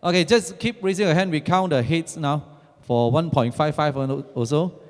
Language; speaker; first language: English; non-native, local second language; Chinese